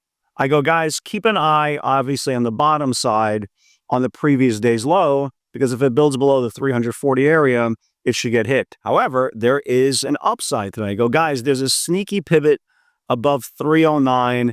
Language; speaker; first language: English; native; English